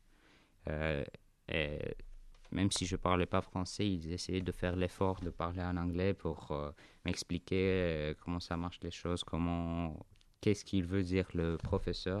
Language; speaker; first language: French; non-native, fluent; Armenian